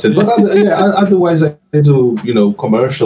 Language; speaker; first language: English; non-native, fluent; Polish